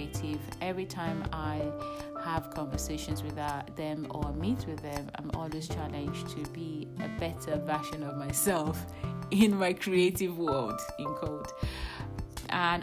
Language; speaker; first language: English; non-native, local second language; Yoruba